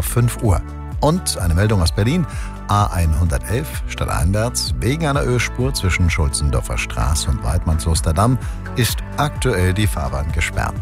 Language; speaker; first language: German; native; German